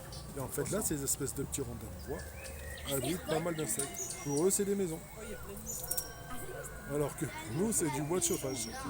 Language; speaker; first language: French; native; French